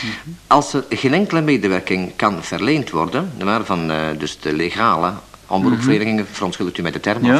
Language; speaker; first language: Dutch; native; Dutch